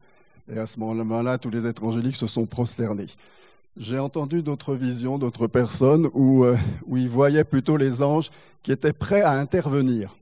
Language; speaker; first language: French; native; French